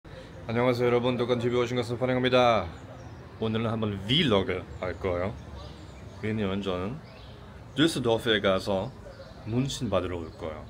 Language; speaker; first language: Korean; non-native, fluent; German